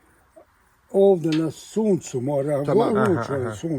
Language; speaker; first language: Croatian; native; Croatian